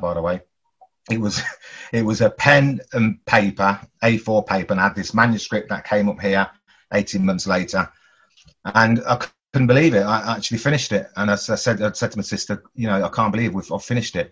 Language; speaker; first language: English; native; English